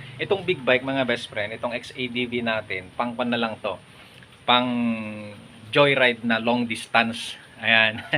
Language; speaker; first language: Filipino; non-native, local second language; Iloko